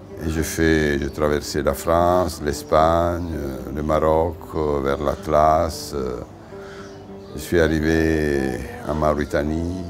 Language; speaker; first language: French; non-native, fluent; Italian